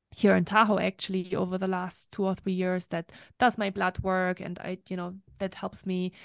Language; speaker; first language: English; non-native, fluent; German